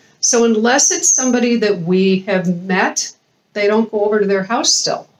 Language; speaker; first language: English; native; English